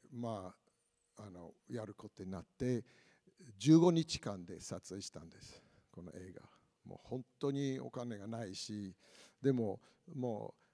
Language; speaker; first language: Japanese; non-native, fluent; English